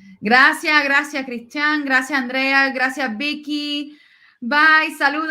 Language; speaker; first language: Spanish; non-native, learner; English